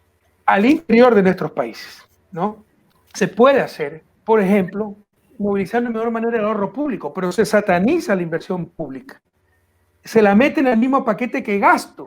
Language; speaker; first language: Spanish; native; Spanish